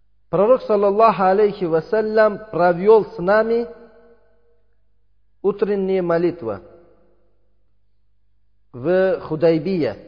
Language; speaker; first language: Russian; non-native, learner; Uzbek